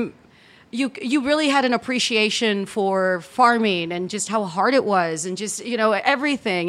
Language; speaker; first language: English; native; English